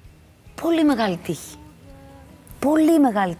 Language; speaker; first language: Greek; native; Greek